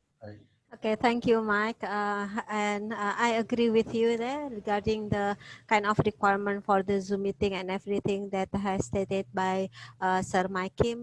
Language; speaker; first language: English; non-native, fluent; Indonesian